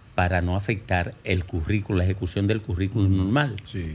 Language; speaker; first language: Spanish; native; Spanish